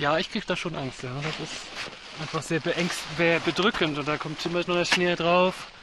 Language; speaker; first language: German; native; German